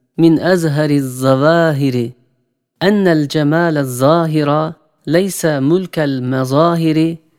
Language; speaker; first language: Arabic; non-native, fluent; Turkish